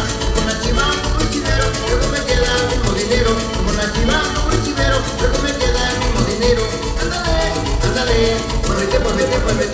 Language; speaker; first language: Spanish; native; Spanish